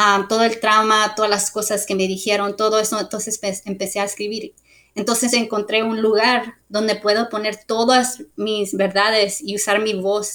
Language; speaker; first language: Spanish; early bilingual, heritage; Spanish